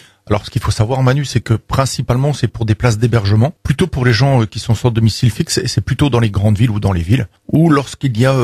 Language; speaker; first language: French; native; French